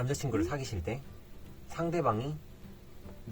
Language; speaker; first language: Korean; native; Korean